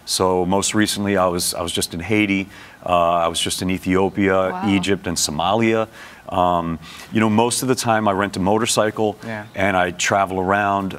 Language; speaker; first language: English; native; English